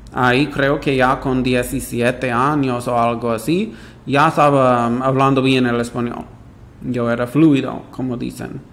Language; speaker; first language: Spanish; non-native, fluent; English